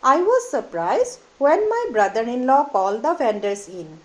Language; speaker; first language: English; non-native, local second language; Assamese